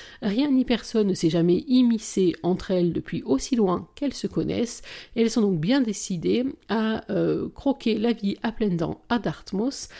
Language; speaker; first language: French; native; French